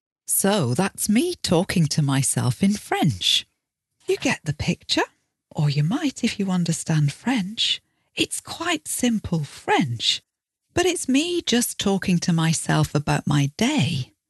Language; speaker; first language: English; native; English